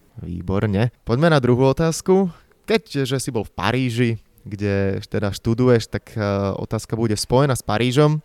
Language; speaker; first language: Slovak; native; Slovak